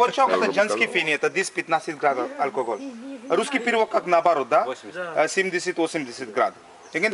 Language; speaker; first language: Russian; non-native, learner; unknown